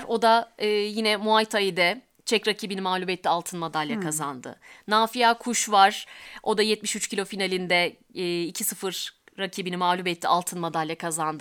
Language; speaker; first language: Turkish; native; Turkish